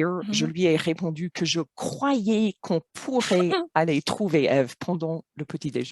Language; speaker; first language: French; non-native, fluent; English